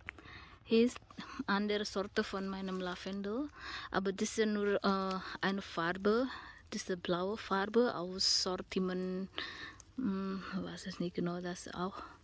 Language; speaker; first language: German; non-native, learner; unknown